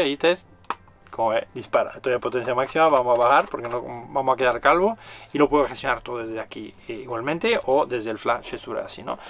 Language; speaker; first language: Spanish; non-native, fluent; French